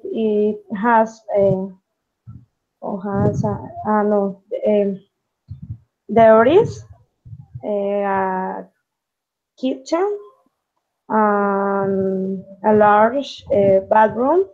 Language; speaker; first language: English; non-native, learner; Spanish